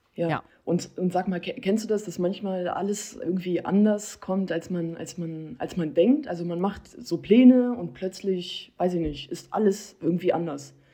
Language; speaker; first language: German; early bilingual, other home language; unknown